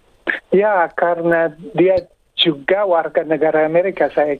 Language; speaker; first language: Indonesian; non-native, fluent; English